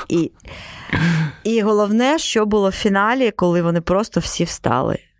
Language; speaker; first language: Ukrainian; non-native, local second language; Crimean Tatar